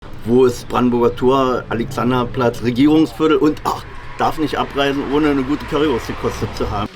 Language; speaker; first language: German; native; German